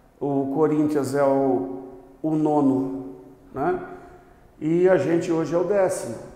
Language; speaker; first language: Portuguese; native; Portuguese